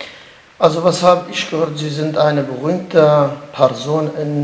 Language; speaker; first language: German; non-native, learner; Kurdish